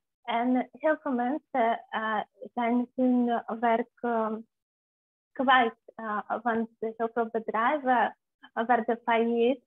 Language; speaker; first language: Dutch; non-native, fluent; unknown